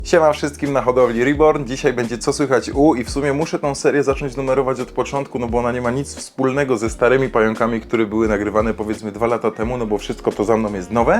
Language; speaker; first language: Polish; native; Polish